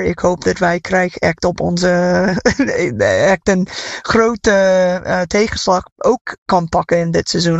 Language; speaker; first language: Dutch; non-native, fluent; English